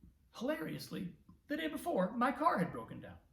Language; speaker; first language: English; native; English